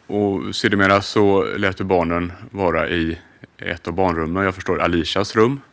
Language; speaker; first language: Swedish; native; Swedish